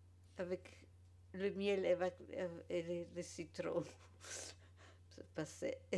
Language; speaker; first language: French; non-native, fluent; Polish